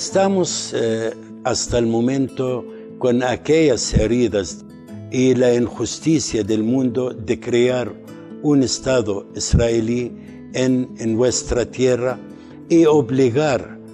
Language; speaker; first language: Spanish; non-native, fluent; Arabic